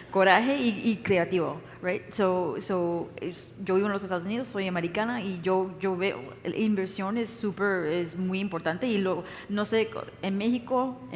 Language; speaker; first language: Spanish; early bilingual, heritage; English